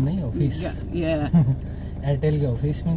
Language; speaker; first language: Hindi; native; Hindi